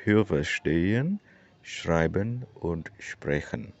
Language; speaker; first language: German; non-native, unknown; Indonesian